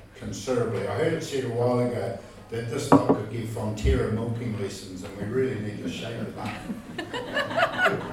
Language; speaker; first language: English; native; English